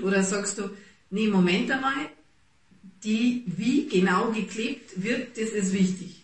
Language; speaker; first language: German; native; German